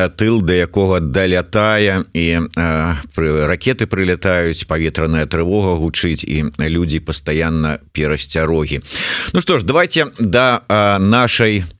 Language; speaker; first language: Belarusian; non-native, local second language; Russian